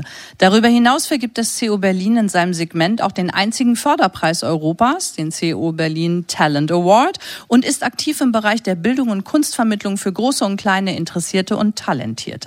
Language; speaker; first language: German; native; German